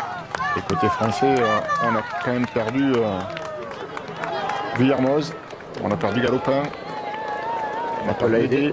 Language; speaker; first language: French; native; French